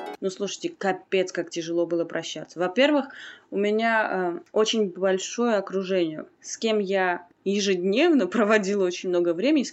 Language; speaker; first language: Russian; non-native, local second language; Armenian